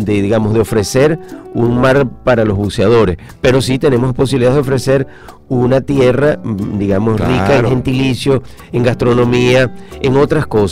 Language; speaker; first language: Spanish; native; Spanish